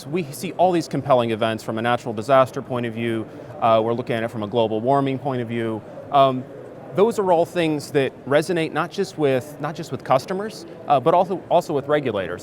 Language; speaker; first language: English; native; English